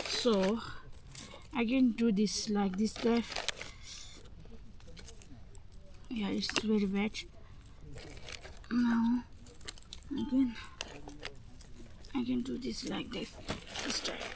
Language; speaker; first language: English; non-native, learner; Tibetan